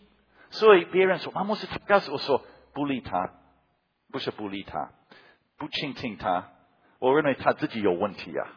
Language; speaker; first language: Chinese; non-native, fluent; English